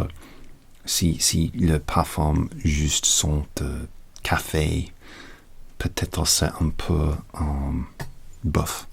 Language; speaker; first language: French; non-native, learner; English